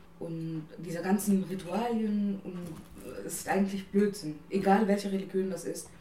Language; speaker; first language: German; non-native, fluent; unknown